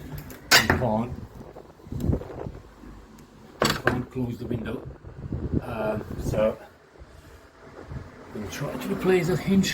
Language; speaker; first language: English; non-native, fluent; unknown